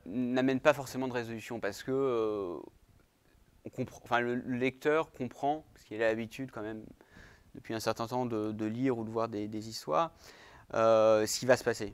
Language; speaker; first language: French; native; French